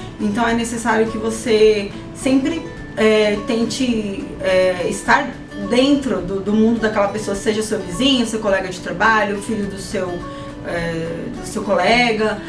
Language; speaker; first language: Portuguese; native; Portuguese